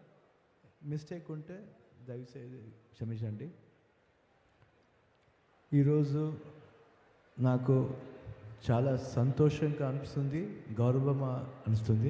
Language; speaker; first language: Telugu; non-native, learner; Kannada